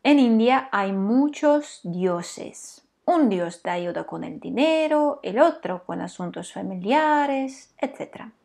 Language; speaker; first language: Spanish; non-native, fluent; Russian